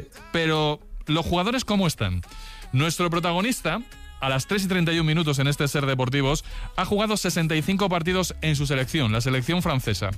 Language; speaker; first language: Spanish; native; Spanish